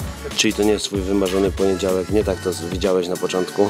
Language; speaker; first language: Polish; native; Polish